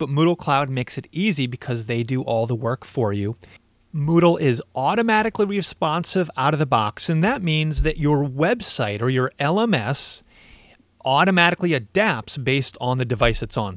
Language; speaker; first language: English; native; English